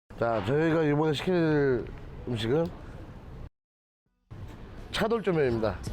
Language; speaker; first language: Korean; native; Korean